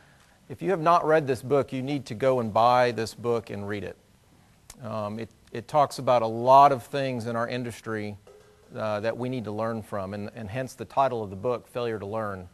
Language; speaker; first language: English; native; English